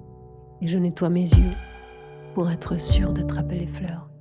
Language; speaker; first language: French; native; French